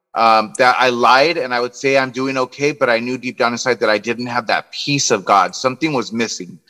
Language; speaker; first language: English; native; English